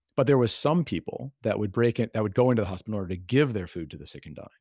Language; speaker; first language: English; native; English